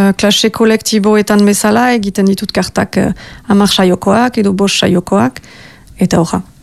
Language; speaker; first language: Basque; native; Basque